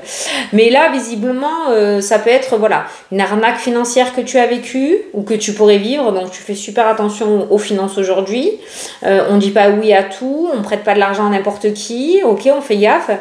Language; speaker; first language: French; native; French